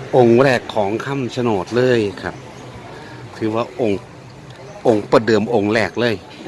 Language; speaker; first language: Thai; native; Thai